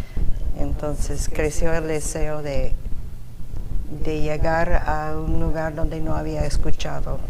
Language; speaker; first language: Spanish; non-native, fluent; English